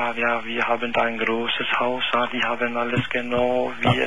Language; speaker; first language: German; non-native, learner; Albanian